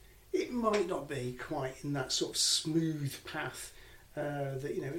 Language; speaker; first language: English; native; English